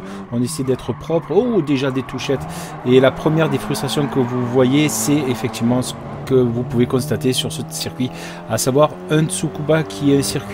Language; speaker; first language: French; native; French